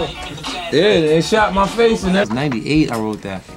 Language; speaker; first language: English; native; English